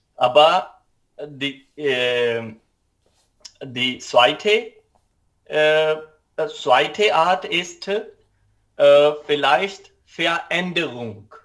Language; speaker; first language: German; non-native, learner; Urdu